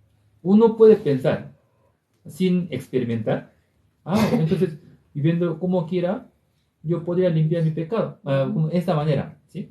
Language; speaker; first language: Spanish; non-native, learner; Korean